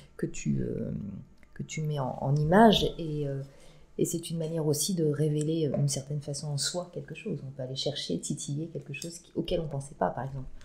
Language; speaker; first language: French; native; French